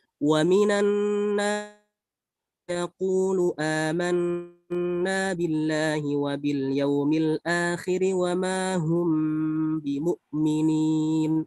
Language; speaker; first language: Arabic; non-native, fluent; Indonesian